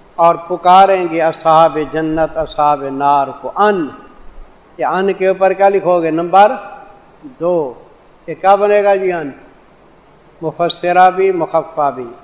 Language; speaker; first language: Urdu; non-native, local second language; Saraiki